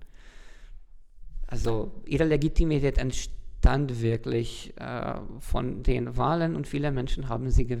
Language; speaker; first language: German; non-native, fluent; Hungarian